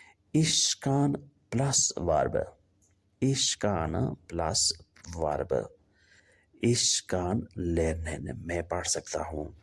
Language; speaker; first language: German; non-native, fluent; Urdu